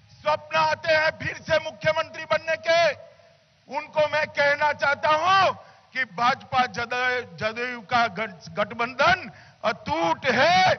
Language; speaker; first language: Hindi; non-native, local second language; Gujarati